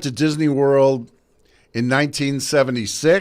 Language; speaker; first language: English; native; English